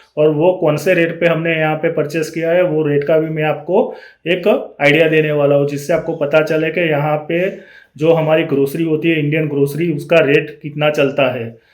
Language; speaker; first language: Hindi; non-native, local second language; Gujarati